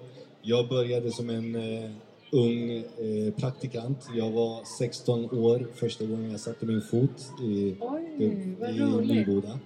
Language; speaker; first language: Swedish; early bilingual, other home language; Turkish